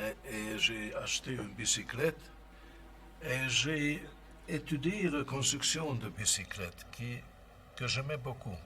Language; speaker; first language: French; non-native, fluent; Hungarian